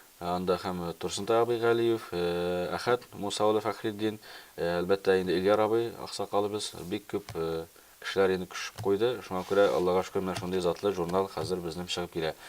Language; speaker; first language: Tatar; early bilingual, heritage; Tatar